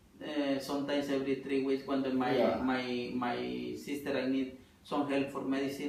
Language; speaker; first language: English; non-native, learner; Spanish